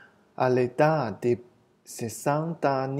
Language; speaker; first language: Italian; non-native, fluent; Chinese